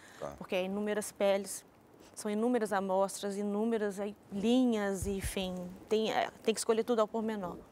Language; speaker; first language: Portuguese; native; Portuguese